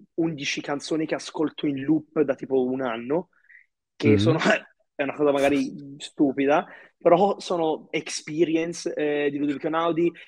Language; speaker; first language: Italian; early bilingual, other home language; Arabic